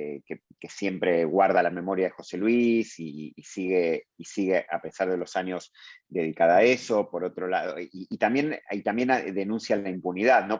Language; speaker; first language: Spanish; native; Spanish